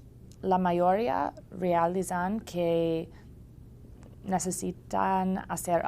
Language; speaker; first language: Spanish; non-native, learner; English